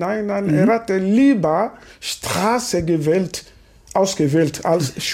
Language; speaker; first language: German; non-native, learner; Lingala